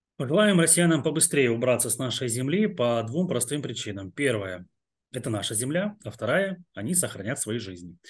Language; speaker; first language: Russian; non-native, local second language; Ukrainian